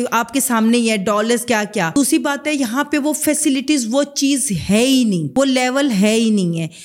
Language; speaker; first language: Urdu; native; Urdu